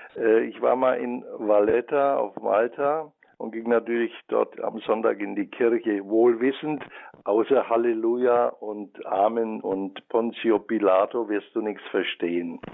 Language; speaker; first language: German; native; German